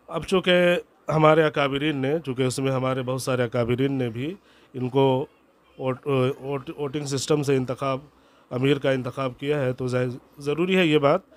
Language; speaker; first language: Hindi; native; Hindi